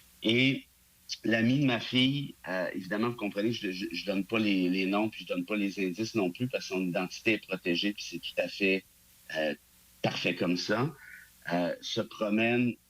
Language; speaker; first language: French; native; French